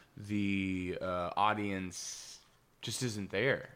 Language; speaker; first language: English; native; English